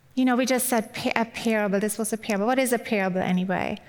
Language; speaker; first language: English; non-native, fluent; German